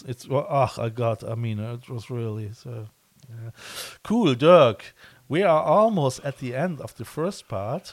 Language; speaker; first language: English; non-native, fluent; German